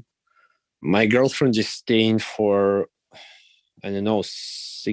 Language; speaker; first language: English; non-native, fluent; Russian